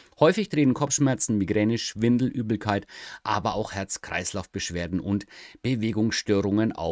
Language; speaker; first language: German; native; German